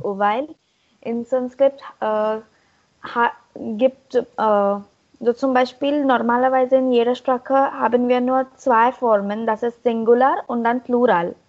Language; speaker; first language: German; non-native, learner; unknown